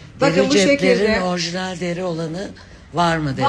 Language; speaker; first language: Turkish; native; Turkish